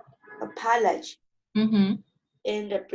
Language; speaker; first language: English; non-native, learner; Vietnamese